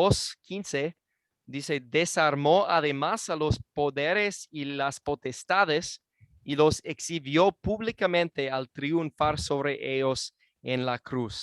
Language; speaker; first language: Spanish; non-native, fluent; English